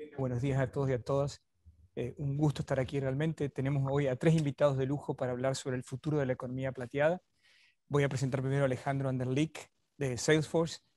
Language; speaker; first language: Spanish; native; Spanish